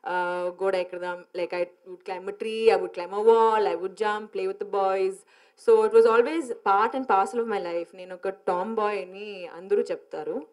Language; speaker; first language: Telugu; non-native, fluent; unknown